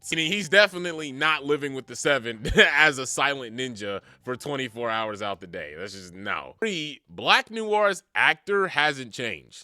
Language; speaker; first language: English; native; English